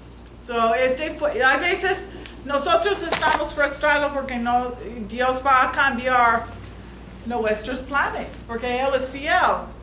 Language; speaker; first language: Spanish; non-native, learner; English